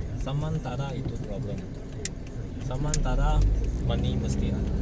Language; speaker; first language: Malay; non-native, local second language; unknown